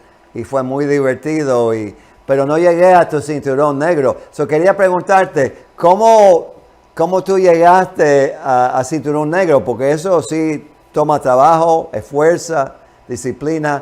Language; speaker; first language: Spanish; non-native, fluent; English